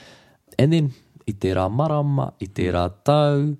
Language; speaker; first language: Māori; non-native, local second language; English